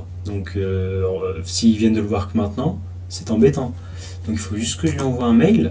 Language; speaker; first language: French; native; French